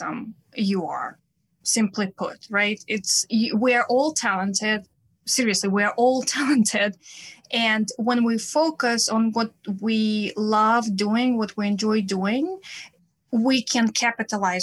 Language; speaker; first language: English; non-native, fluent; Russian